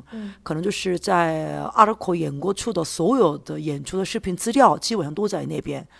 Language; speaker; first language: Chinese; non-native, fluent; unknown